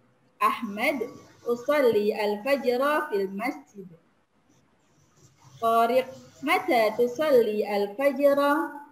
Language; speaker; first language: Arabic; non-native, fluent; Indonesian